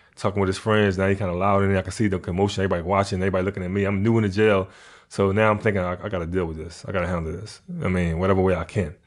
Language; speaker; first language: English; native; English